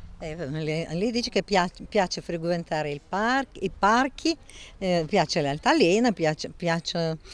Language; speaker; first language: Italian; non-native, learner; Russian